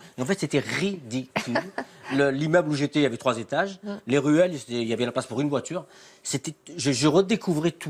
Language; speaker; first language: French; native; French